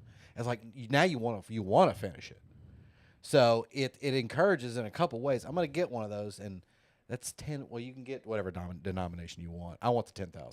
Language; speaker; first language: English; native; English